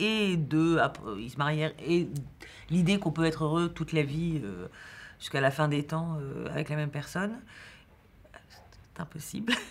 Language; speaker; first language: French; native; French